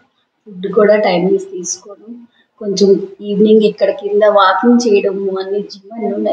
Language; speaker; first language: Telugu; native; Telugu